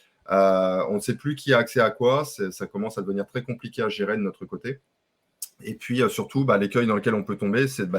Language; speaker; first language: French; native; French